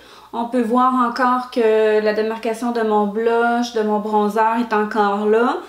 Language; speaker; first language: French; native; French